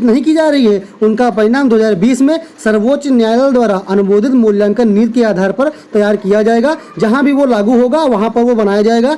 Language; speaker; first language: Hindi; native; Hindi